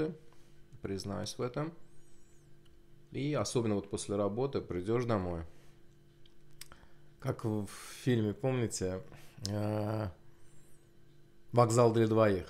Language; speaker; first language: Russian; non-native, local second language; Azerbaijani